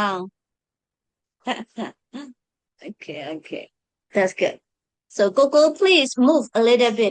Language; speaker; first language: English; non-native, fluent; Burmese